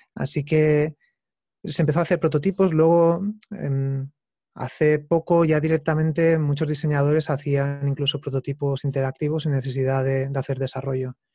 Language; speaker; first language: Spanish; native; Spanish